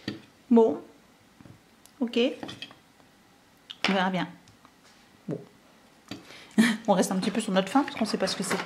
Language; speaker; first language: French; native; French